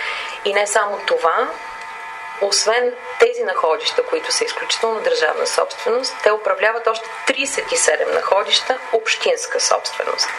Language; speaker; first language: Bulgarian; native; Bulgarian